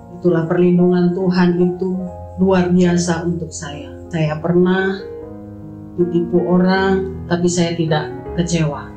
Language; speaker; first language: Indonesian; native; Indonesian